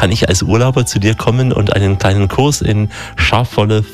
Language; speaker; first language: German; native; German